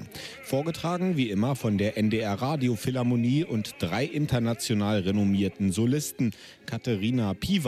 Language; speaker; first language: German; native; German